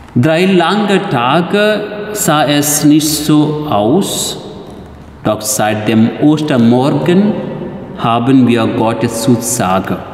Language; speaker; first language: German; non-native, fluent; Telugu